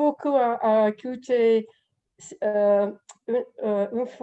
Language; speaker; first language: French; non-native, learner; English